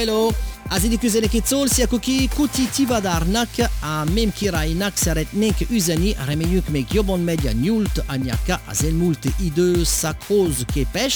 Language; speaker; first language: Hungarian; native; Hungarian